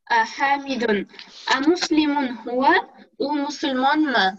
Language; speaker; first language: Arabic; non-native, learner; Uzbek